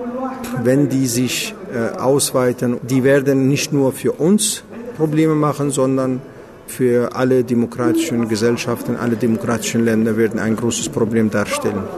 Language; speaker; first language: German; non-native, fluent; Kurdish